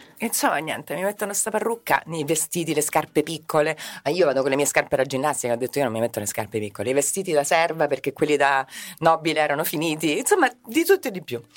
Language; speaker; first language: Italian; non-native, fluent; English